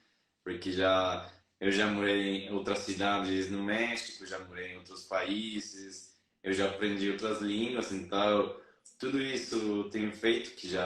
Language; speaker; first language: Portuguese; non-native, fluent; Spanish